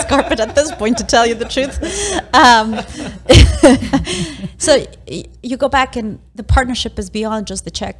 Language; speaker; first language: English; non-native, fluent; Spanish